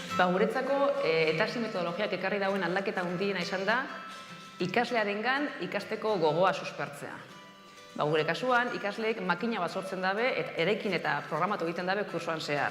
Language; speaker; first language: Basque; native; Basque